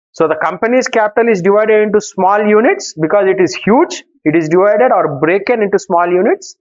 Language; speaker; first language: English; non-native, local second language; Telugu